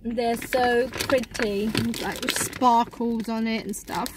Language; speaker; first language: English; native; English